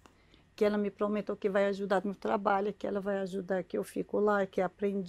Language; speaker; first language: Portuguese; non-native, learner; Arabic